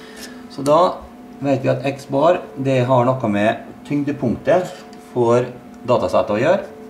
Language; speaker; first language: Norwegian; native; Norwegian